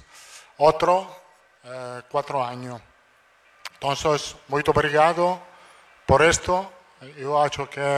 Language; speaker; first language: Portuguese; non-native, learner; Italian